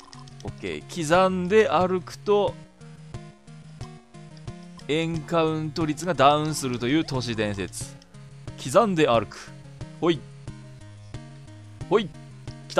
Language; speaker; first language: Japanese; native; Japanese